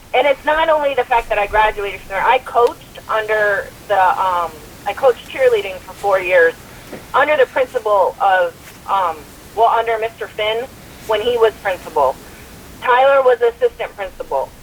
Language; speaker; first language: English; native; English